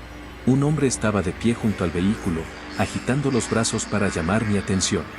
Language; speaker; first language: Spanish; native; Spanish